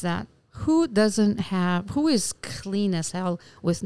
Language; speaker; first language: English; non-native, fluent; Albanian